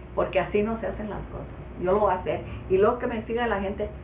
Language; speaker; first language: Spanish; early bilingual, heritage; Spanish